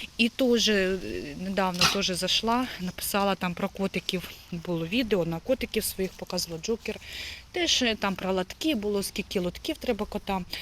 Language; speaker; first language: Ukrainian; native; Ukrainian